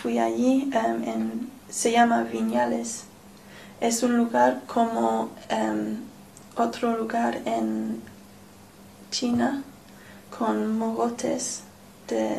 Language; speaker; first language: Spanish; non-native, learner; English